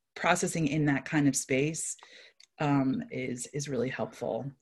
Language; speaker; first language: English; native; English